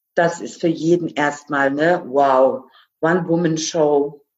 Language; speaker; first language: German; non-native, fluent; Croatian